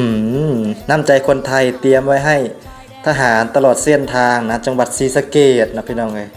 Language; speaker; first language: Thai; non-native, local second language; Northeastern Thai